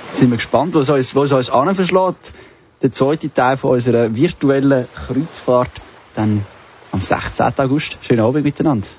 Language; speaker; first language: German; native; German